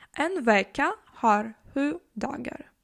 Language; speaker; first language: Swedish; non-native, fluent; Ukrainian